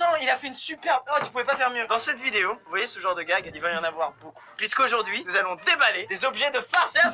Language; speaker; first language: French; native; French